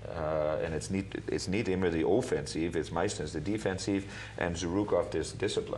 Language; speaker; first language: German; non-native, learner; English